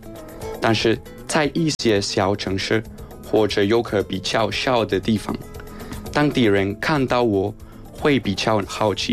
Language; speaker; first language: Chinese; non-native, learner; Spanish